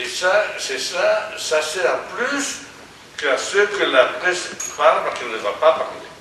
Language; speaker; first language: French; non-native, fluent; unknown